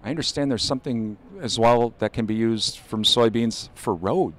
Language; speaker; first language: English; native; English